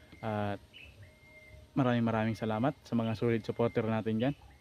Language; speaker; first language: Filipino; native; Filipino